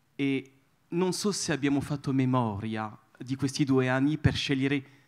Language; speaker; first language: Italian; non-native, fluent; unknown